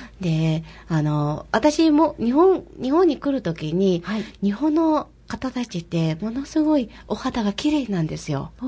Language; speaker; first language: Japanese; non-native, fluent; Mongolian